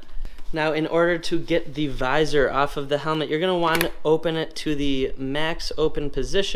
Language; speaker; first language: English; native; English